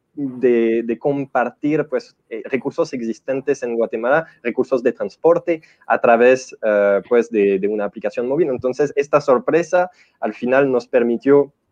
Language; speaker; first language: Spanish; non-native, fluent; French